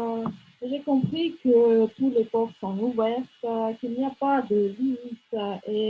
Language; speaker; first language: French; non-native, fluent; Russian